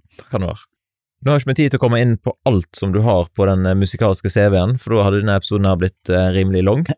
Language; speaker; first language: Norwegian; native; Norwegian